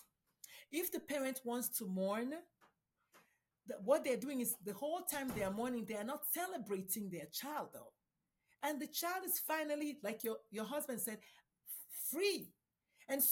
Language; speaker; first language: English; non-native, local second language; Igbo